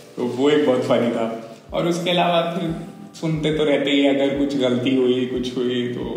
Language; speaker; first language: Hindi; non-native, local second language; Marathi